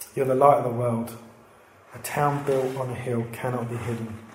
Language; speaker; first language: English; native; English